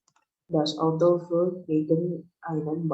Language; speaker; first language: German; non-native, learner; Indonesian